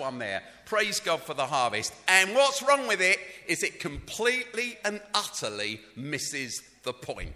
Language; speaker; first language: English; native; English